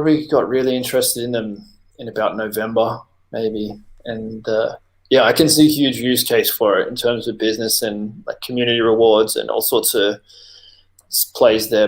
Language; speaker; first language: English; native; English